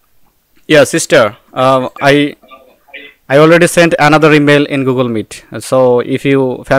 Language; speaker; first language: English; non-native, local second language; Bangla